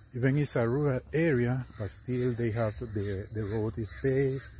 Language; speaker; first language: English; non-native, fluent; Spanish